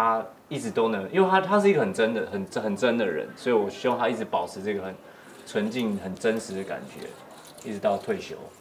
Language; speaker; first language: Chinese; native; Chinese